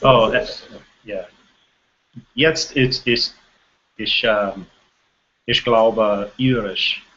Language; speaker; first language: German; non-native, learner; English